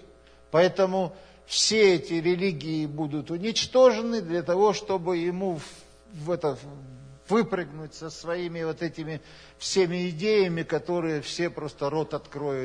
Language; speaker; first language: Russian; native; Russian